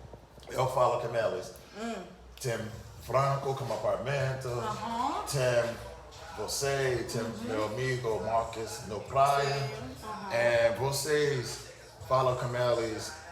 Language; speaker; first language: Portuguese; non-native, learner; English